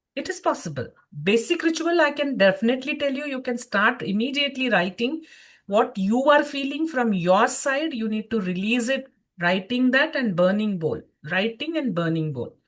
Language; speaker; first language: English; non-native, local second language; Kannada